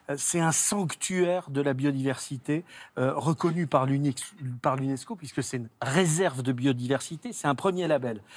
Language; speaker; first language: French; native; French